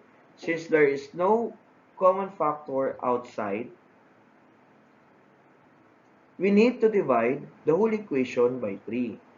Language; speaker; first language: English; non-native, local second language; Filipino